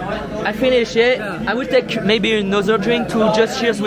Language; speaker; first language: English; non-native, learner; French